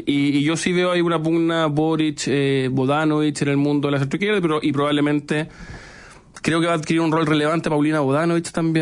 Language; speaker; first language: Spanish; native; Spanish